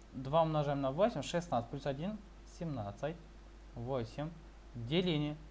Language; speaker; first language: Russian; non-native, local second language; Kazakh